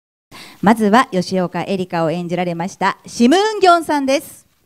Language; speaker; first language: Japanese; native; Japanese